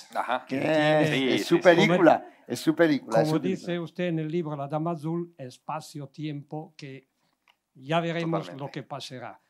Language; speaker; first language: Spanish; non-native, learner; Italian